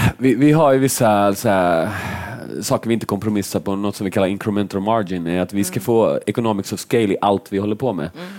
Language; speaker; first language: Swedish; early bilingual, other home language; Finnish